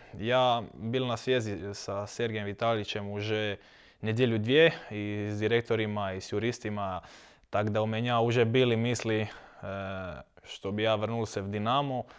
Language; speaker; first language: Russian; non-native, learner; Croatian